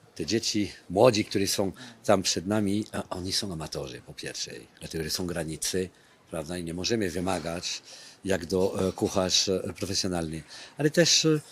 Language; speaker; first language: Polish; non-native, fluent; French